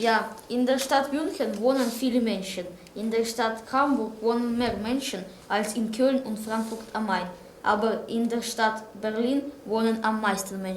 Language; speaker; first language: German; non-native, learner; Russian